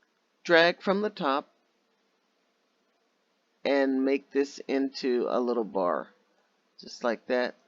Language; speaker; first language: English; native; English